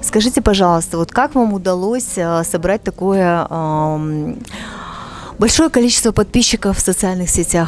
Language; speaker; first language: Russian; native; Russian